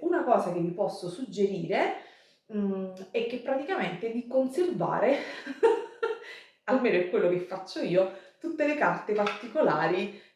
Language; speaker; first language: Italian; native; Italian